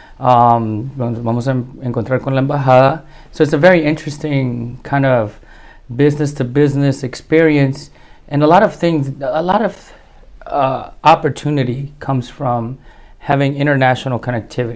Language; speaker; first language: English; early bilingual, other home language; Spanish